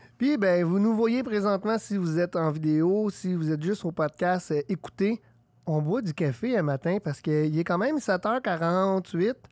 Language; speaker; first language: French; native; French